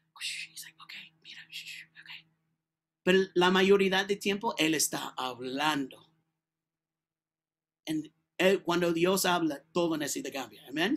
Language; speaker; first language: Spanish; non-native, learner; English